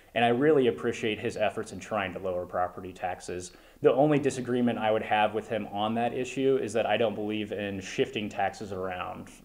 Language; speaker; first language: English; native; English